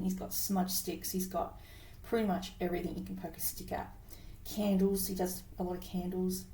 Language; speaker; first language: English; native; English